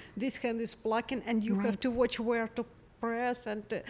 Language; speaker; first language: English; non-native, fluent; Ukrainian